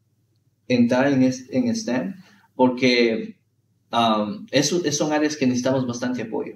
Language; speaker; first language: Spanish; early bilingual, heritage; Spanish